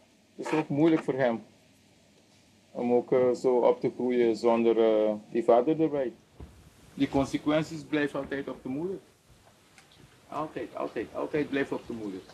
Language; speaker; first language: Dutch; non-native, local second language; Papiamento